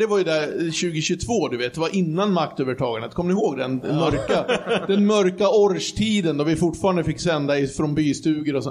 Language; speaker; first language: Swedish; native; Swedish